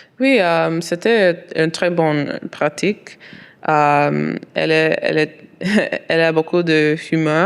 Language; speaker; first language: French; non-native, local second language; English